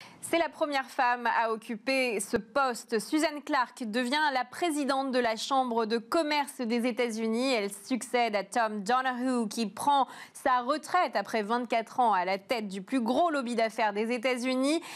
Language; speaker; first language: French; native; French